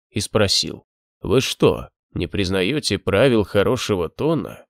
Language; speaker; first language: Russian; native; Russian